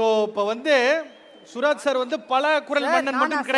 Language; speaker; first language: Tamil; native; Tamil